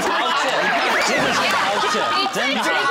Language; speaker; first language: Chinese; non-native, fluent; Turkish